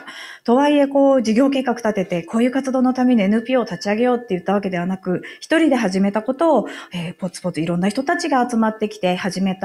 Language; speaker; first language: Japanese; native; Japanese